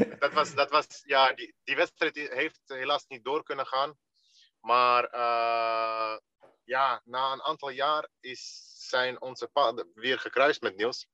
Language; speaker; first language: Dutch; early bilingual, other home language; Russian